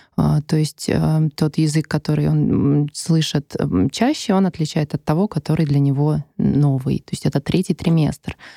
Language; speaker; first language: Russian; native; Russian